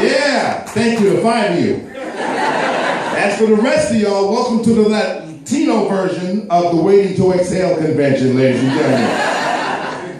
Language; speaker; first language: English; native; English